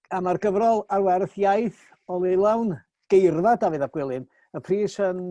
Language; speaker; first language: Welsh; native; Welsh